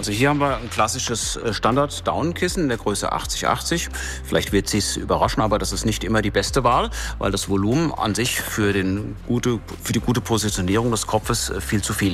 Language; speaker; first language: German; native; German